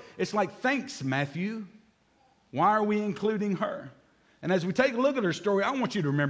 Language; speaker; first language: English; native; English